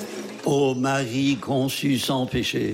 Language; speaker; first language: French; native; French